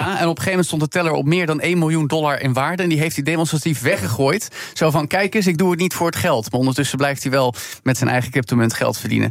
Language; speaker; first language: Dutch; native; Dutch